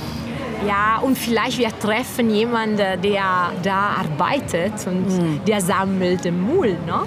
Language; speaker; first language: German; non-native, fluent; Italian